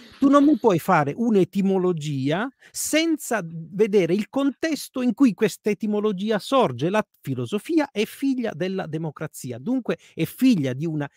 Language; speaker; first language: Italian; native; Italian